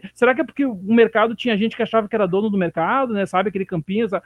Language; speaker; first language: Portuguese; native; Portuguese